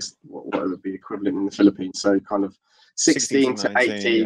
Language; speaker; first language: English; native; English